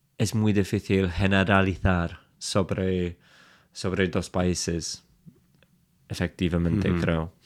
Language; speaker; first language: Spanish; non-native, fluent; English